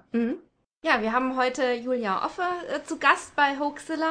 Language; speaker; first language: German; native; German